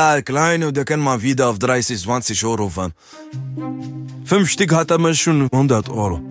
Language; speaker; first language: German; non-native, learner; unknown